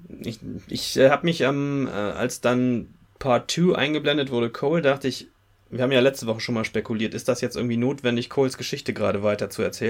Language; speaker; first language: German; native; German